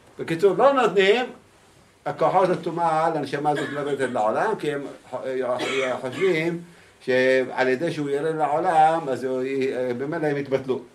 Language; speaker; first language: Hebrew; native; Hebrew